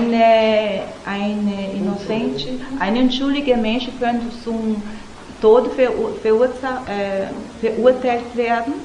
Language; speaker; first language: German; non-native, learner; Portuguese